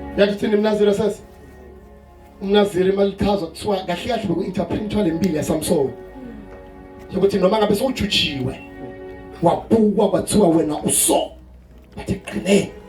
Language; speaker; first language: Zulu; non-native, local second language; Swati